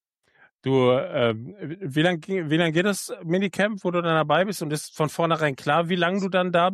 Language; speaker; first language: German; native; German